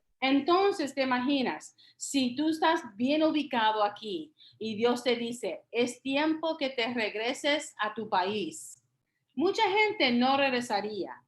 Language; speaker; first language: Spanish; early bilingual, heritage; Spanish